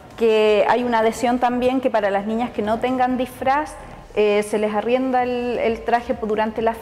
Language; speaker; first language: Spanish; native; Spanish